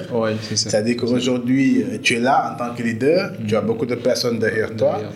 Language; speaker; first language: French; non-native, local second language; Wolof